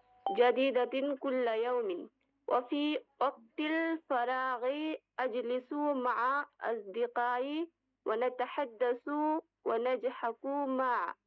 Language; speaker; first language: Arabic; non-native, learner; Bangla